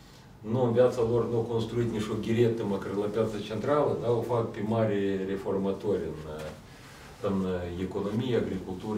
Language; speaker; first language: Romanian; non-native, local second language; Russian